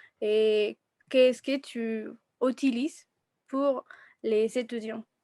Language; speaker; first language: French; non-native, fluent; Spanish